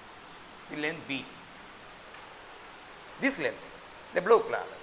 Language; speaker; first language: English; non-native, local second language; Bangla